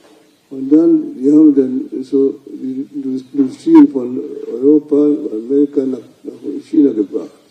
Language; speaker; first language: German; non-native, fluent; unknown